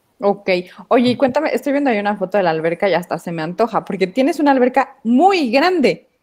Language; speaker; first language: Spanish; native; Spanish